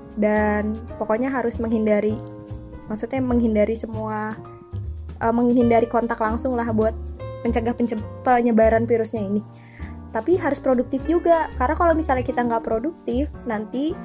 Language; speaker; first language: Indonesian; native; Indonesian